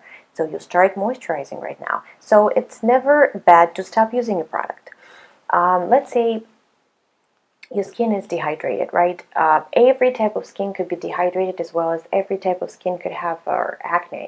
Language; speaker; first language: English; non-native, fluent; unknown